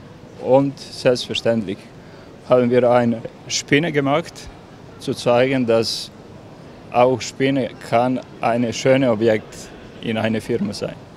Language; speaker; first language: German; non-native, local second language; Serbian